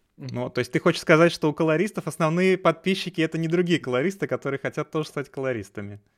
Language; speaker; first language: Russian; native; Russian